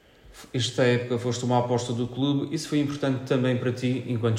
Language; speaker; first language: Portuguese; native; Portuguese